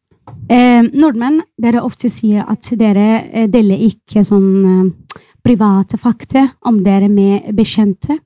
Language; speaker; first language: Norwegian; non-native, fluent; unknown